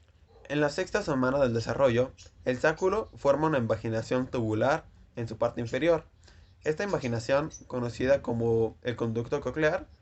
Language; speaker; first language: Spanish; native; Spanish